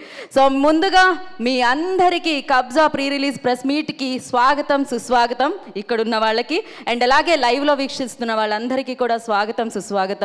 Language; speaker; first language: Telugu; native; Telugu